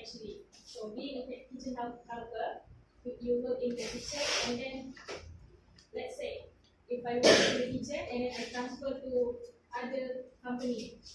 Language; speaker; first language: English; non-native, local second language; Malay